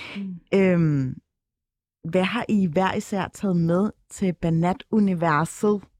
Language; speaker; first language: Danish; early bilingual, other home language; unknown